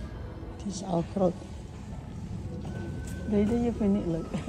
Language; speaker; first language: Dutch; non-native, learner; Indonesian